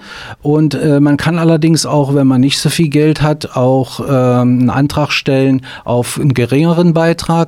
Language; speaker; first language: German; native; German